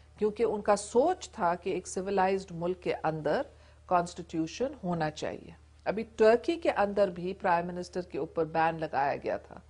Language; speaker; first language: Urdu; non-native, local second language; English